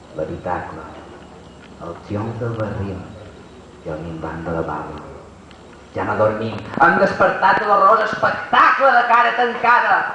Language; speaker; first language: Catalan; native; Catalan